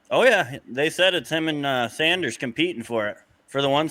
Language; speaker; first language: English; native; English